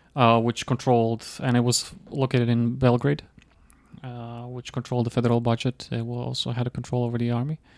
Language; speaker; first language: English; non-native, fluent; Croatian